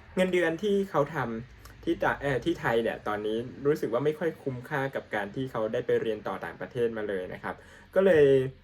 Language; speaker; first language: Thai; native; Thai